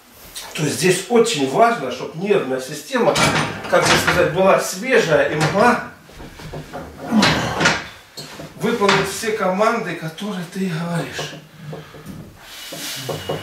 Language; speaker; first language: Russian; native; Russian